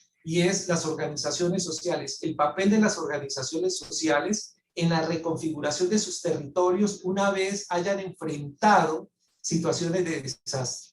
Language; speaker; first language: Spanish; native; Spanish